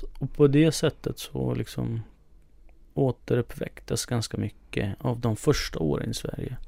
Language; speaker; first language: Swedish; early bilingual, other home language; Kurdish